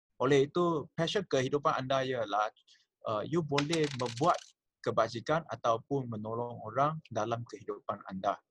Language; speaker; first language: Malay; non-native, local second language; Chinese